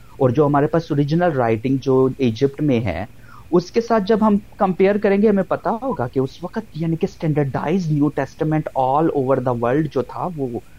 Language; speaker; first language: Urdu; non-native, local second language; Punjabi